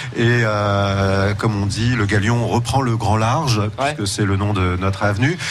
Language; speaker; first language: French; native; French